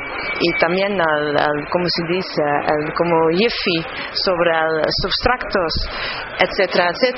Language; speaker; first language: Spanish; non-native, fluent; Dutch